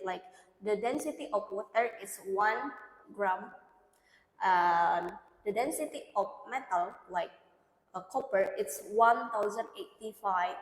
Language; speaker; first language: English; non-native, learner; Indonesian